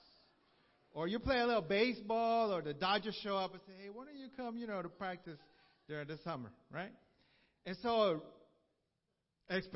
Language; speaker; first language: English; early bilingual, other home language; Spanish